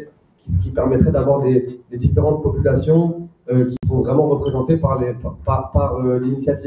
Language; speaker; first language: French; native; French